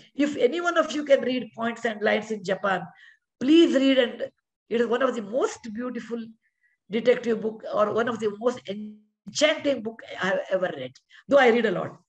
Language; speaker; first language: English; non-native, local second language; Kannada